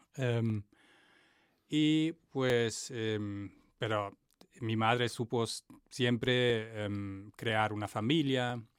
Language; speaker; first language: Spanish; non-native, fluent; German